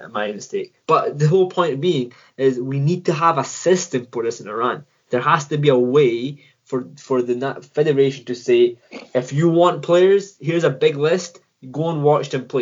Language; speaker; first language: English; native; English